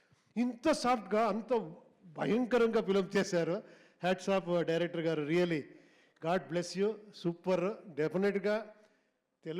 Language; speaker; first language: Telugu; non-native, local second language; Kannada